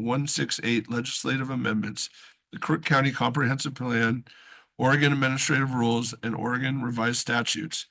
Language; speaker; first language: English; native; English